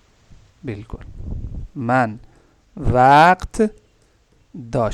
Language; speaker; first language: Persian; non-native, fluent; Urdu